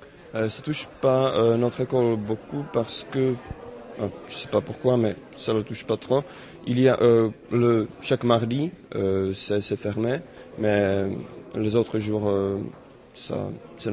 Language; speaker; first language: French; non-native, fluent; Czech